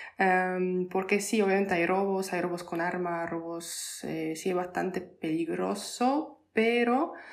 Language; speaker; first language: Spanish; non-native, fluent; Polish